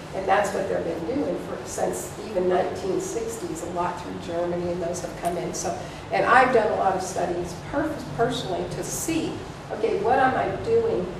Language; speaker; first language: English; native; English